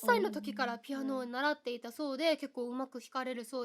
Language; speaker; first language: Japanese; native; Japanese